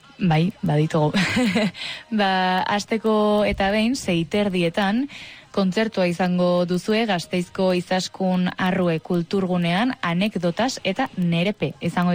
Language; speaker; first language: Basque; native; Basque